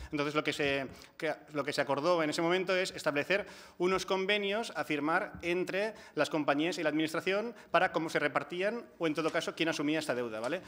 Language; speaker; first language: Spanish; non-native, local second language; Catalan